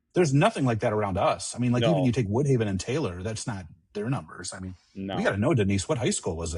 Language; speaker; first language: English; native; English